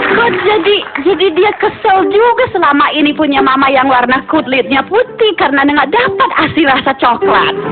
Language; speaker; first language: Indonesian; non-native, fluent; English